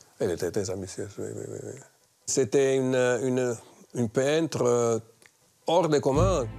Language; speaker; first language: French; non-native, fluent; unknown